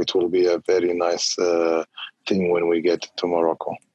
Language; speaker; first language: English; non-native, fluent; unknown